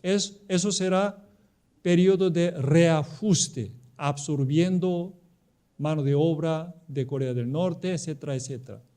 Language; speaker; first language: Spanish; non-native, fluent; Korean